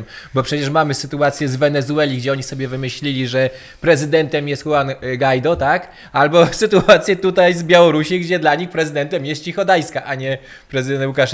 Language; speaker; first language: Polish; native; Polish